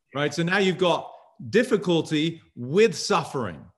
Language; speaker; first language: English; native; English